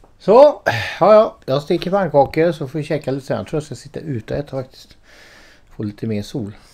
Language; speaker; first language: Swedish; native; Swedish